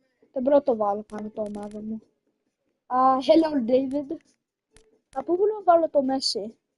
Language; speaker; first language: Greek; non-native, learner; Romanian